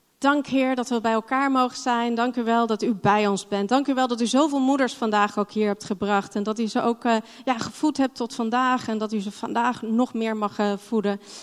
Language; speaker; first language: Dutch; non-native, fluent; English